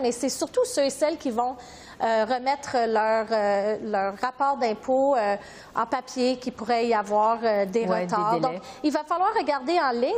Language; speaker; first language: French; native; French